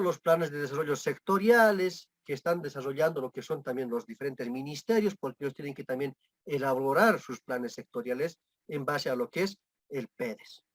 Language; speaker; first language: Spanish; native; Spanish